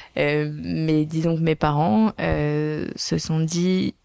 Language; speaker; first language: French; native; French